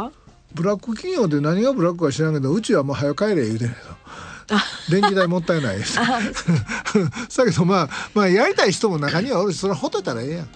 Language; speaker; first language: Japanese; native; Japanese